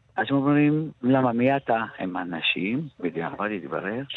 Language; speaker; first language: Hebrew; early bilingual, other home language; Arabic